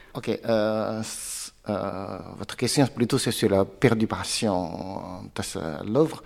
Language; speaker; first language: French; non-native, learner; Chinese